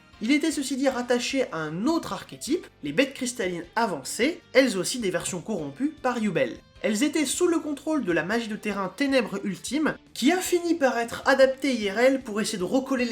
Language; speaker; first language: French; native; French